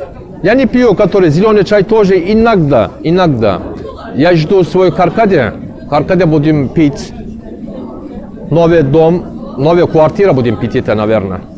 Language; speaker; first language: Russian; non-native, learner; Turkish